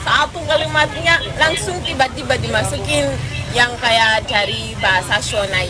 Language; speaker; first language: Indonesian; non-native, fluent; Shona